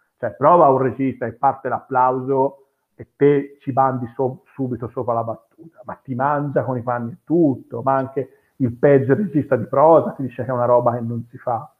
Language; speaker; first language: Italian; native; Italian